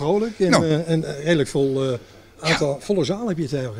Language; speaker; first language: Dutch; native; Dutch